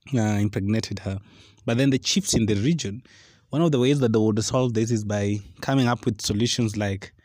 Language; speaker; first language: English; non-native, local second language; Luo (Kenya and Tanzania)